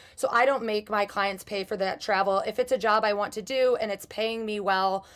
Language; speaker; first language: English; native; English